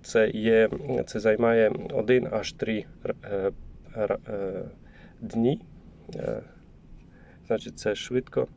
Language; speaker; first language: Ukrainian; non-native, learner; Polish